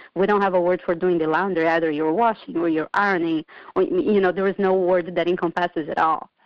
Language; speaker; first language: English; non-native, fluent; Portuguese